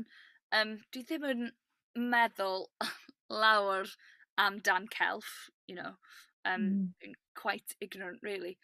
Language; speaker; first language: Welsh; non-native, learner; English